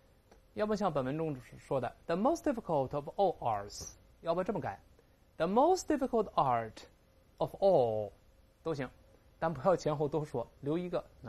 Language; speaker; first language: Chinese; native; Chinese